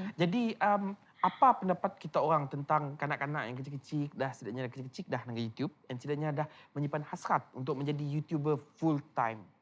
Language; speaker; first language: Malay; native; Malay